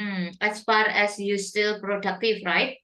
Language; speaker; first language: English; non-native, fluent; Indonesian